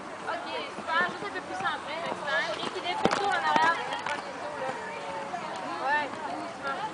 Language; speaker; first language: French; native; French